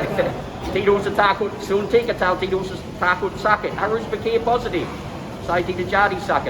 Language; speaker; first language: Indonesian; non-native, learner; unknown